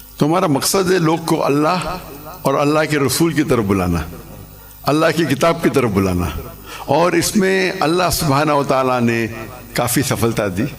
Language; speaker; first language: Urdu; non-native, local second language; Konkani